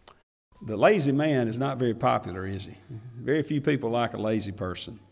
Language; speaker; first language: English; native; English